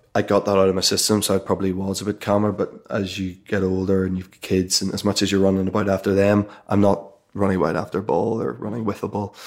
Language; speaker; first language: English; native; English